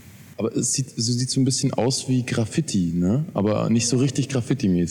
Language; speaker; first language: German; native; German